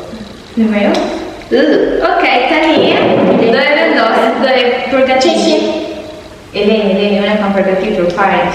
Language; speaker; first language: Albanian; early bilingual, heritage; Albanian